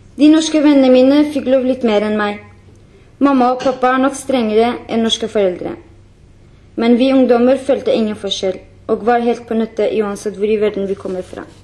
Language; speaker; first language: Norwegian; non-native, fluent; Kurdish